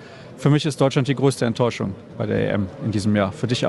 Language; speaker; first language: German; native; German